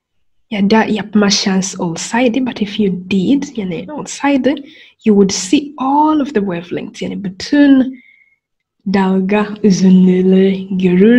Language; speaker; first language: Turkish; non-native, learner; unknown